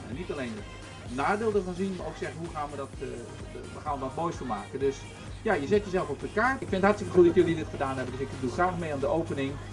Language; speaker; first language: Dutch; native; Dutch